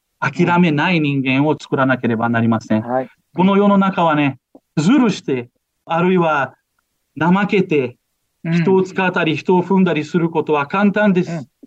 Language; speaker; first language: Japanese; non-native, fluent; Portuguese